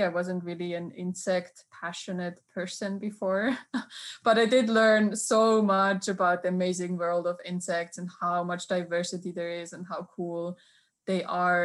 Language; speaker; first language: English; non-native, fluent; Swiss German